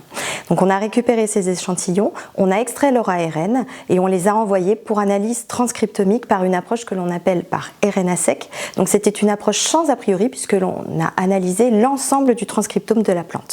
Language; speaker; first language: French; native; French